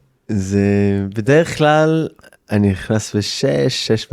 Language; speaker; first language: Hebrew; early bilingual, heritage; English